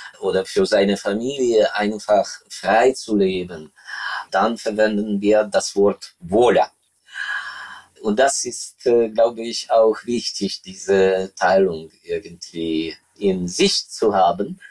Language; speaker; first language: German; non-native, fluent; Ukrainian